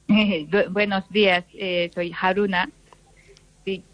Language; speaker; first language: Spanish; non-native, learner; Japanese